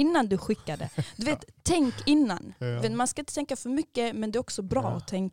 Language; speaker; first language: Swedish; early bilingual, other home language; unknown